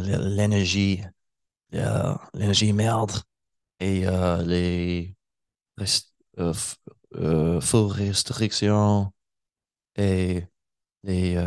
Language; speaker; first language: French; non-native, learner; English